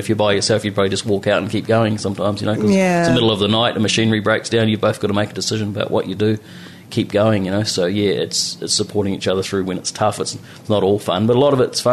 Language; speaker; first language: English; native; English